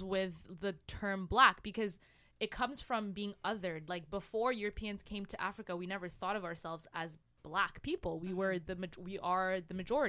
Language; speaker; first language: English; non-native, fluent; Rundi